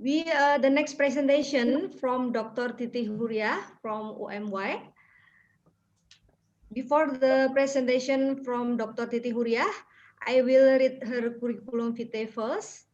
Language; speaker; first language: English; non-native, fluent; Indonesian